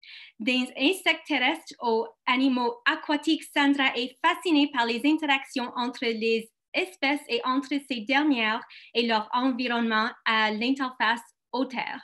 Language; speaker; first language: French; non-native, local second language; English